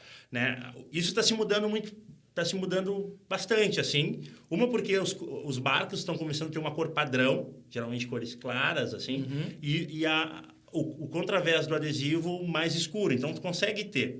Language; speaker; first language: Portuguese; native; Portuguese